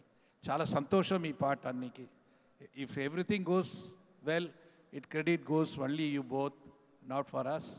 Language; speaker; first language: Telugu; non-native, learner; Tamil